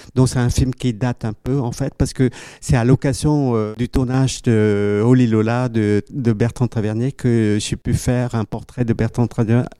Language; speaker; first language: French; early bilingual, other home language; Khmer